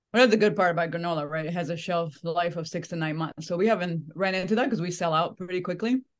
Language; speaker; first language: English; non-native, fluent; French